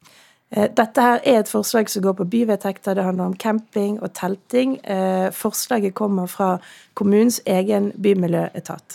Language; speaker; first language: Norwegian; native; Norwegian